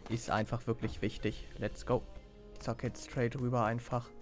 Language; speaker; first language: German; native; German